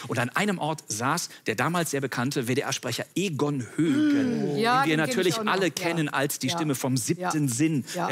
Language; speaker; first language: German; native; German